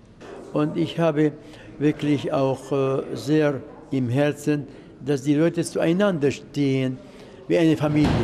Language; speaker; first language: German; non-native, fluent; Arabic